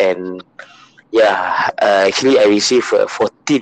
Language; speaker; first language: English; non-native, local second language; Malay